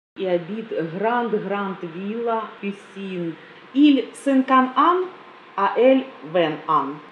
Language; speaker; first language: French; non-native, learner; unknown